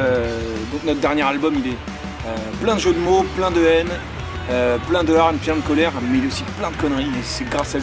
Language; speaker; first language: French; native; French